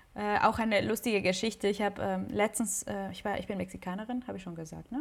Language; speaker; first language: German; non-native, fluent; Spanish